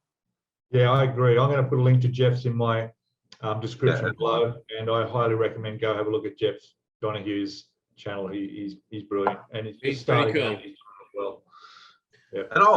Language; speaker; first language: English; native; English